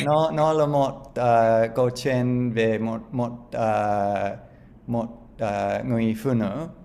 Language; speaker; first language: Vietnamese; non-native, learner; English